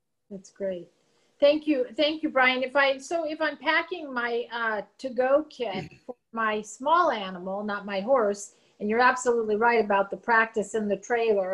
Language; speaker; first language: English; native; English